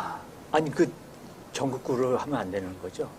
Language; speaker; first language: Korean; native; Korean